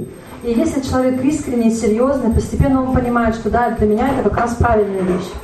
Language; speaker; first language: Russian; native; Russian